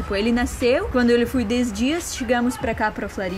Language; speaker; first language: Portuguese; non-native, learner; Russian